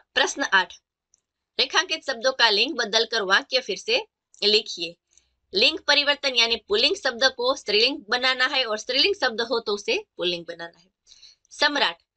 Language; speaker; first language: Hindi; non-native, local second language; Gujarati